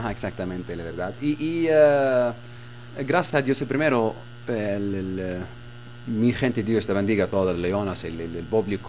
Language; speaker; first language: Spanish; non-native, learner; Arabic